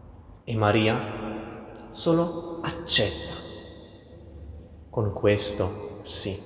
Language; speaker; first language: Italian; non-native, fluent; Portuguese